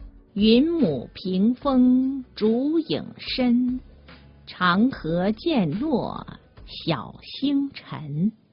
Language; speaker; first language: Chinese; native; Chinese